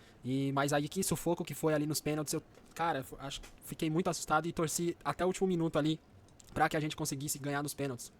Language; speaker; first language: Portuguese; native; Portuguese